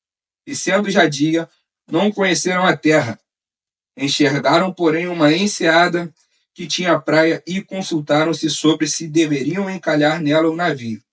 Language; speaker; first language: Portuguese; native; Portuguese